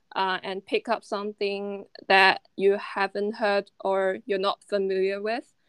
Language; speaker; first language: English; non-native, fluent; Chinese